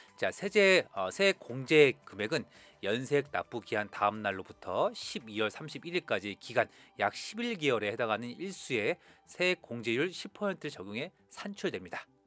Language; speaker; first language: Korean; native; Korean